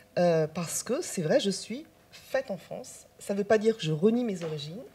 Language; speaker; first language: French; non-native, local second language; Chinese